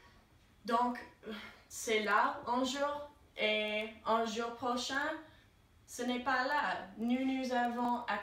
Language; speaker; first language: French; non-native, learner; English